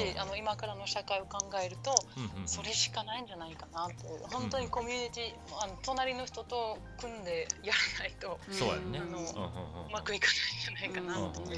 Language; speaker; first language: Japanese; non-native, fluent; French